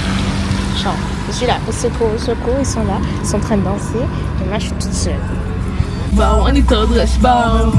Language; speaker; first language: French; native; French